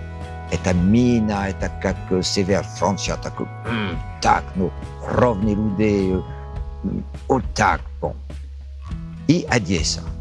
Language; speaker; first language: Russian; non-native, learner; French